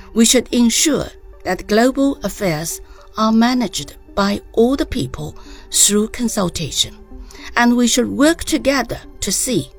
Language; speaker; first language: English; non-native, fluent; Chinese